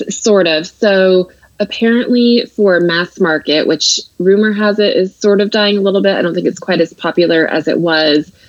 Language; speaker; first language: English; native; English